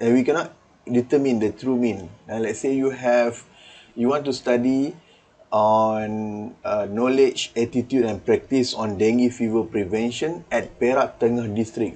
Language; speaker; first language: English; non-native, local second language; Malay